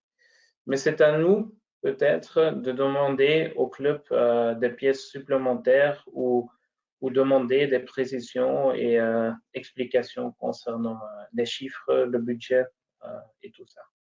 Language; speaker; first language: French; non-native, local second language; Dutch